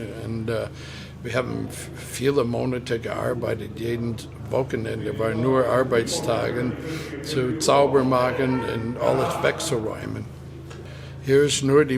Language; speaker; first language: German; non-native, fluent; English